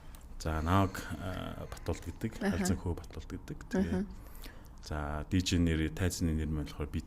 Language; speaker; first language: Mongolian; native; Mongolian